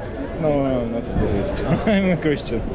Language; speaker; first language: English; non-native, fluent; Hungarian